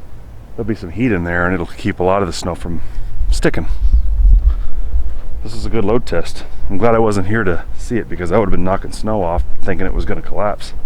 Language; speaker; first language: English; native; English